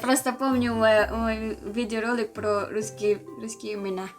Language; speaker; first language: Russian; non-native, learner; Filipino